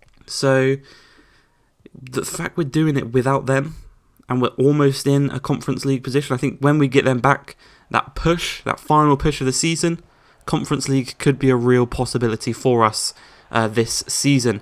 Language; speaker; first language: English; native; English